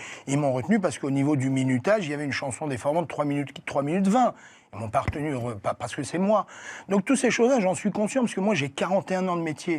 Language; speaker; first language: French; native; French